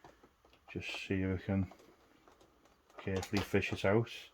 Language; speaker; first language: English; native; English